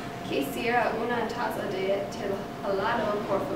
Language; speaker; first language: Spanish; non-native, learner; English